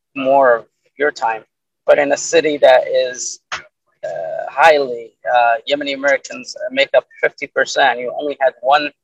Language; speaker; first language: English; early bilingual, other home language; Arabic